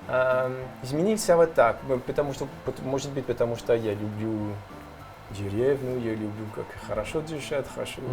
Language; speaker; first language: Russian; non-native, learner; French